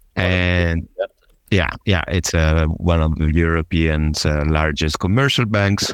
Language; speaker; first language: English; non-native, fluent; Italian